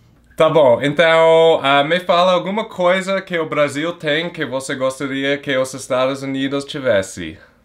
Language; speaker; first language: Portuguese; non-native, fluent; English